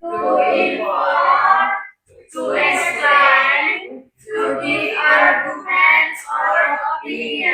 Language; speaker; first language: English; non-native, learner; Indonesian